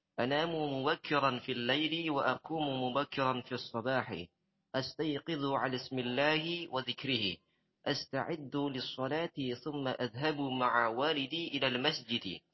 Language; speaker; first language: Arabic; non-native, learner; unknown